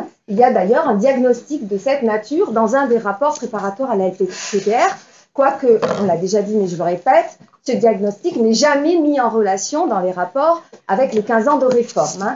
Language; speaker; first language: French; native; French